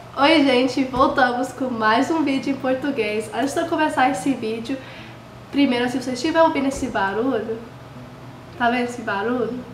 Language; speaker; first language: Portuguese; early bilingual, heritage; Portuguese